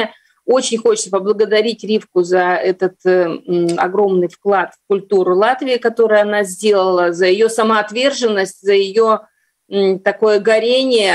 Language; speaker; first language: Russian; native; Russian